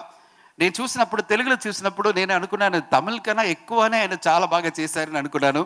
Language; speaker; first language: Telugu; non-native, learner; Tamil